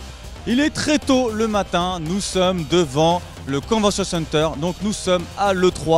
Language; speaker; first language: French; native; French